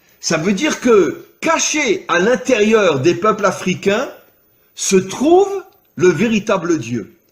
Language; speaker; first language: French; native; French